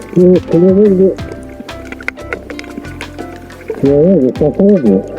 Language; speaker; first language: Japanese; native; Japanese